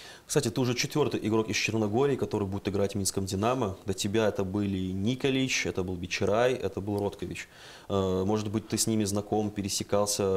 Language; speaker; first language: Russian; native; Russian